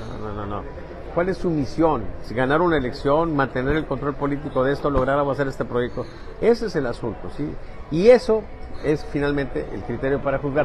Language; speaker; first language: Spanish; native; Spanish